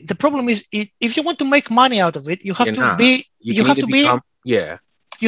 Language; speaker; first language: English; non-native, fluent; Greek